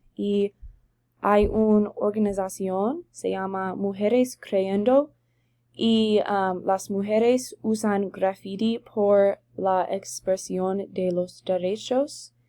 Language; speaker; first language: Spanish; non-native, learner; English